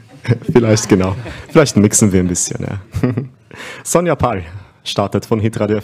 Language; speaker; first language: German; native; German